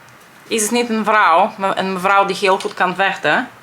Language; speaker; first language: Dutch; non-native, fluent; English